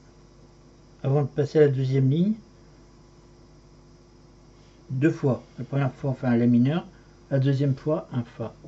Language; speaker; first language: French; native; French